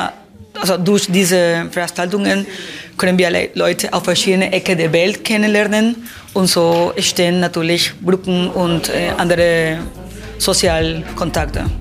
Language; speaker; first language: German; non-native, fluent; Spanish